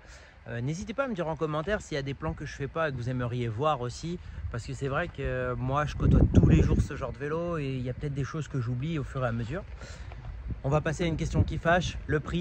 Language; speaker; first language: French; native; French